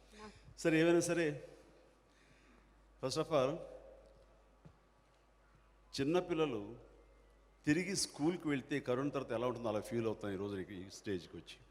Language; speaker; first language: Telugu; native; Telugu